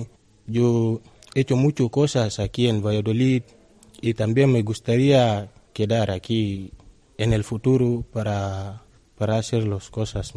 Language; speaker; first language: Spanish; non-native, learner; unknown